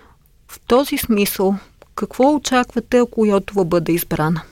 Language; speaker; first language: Bulgarian; native; Bulgarian